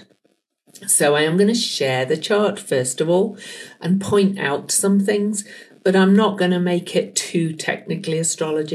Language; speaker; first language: English; native; English